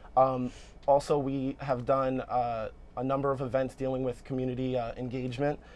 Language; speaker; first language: English; native; English